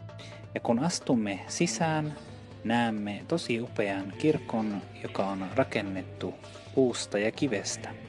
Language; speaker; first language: Finnish; non-native, fluent; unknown